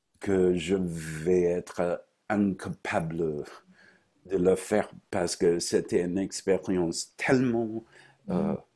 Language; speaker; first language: French; non-native, fluent; English